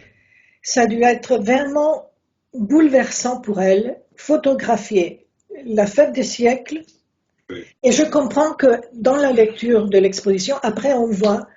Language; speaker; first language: French; non-native, fluent; Spanish